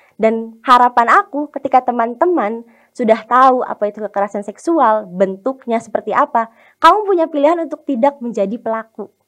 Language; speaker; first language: Indonesian; native; Indonesian